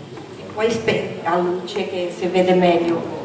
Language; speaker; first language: Italian; non-native, learner; Portuguese